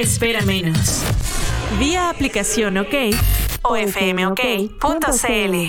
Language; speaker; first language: Spanish; native; Spanish